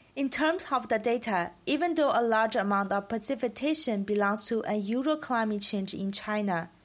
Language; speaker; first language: English; non-native, fluent; Chinese